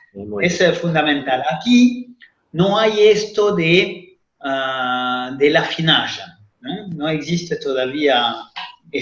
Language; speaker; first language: Spanish; non-native, fluent; French